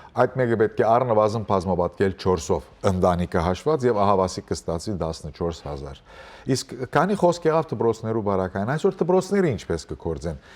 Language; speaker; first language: Armenian; early bilingual, heritage; Armenian